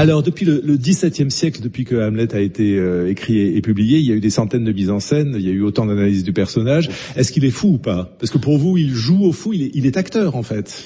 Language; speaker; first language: French; native; French